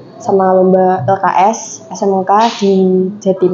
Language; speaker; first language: Indonesian; non-native, local second language; Javanese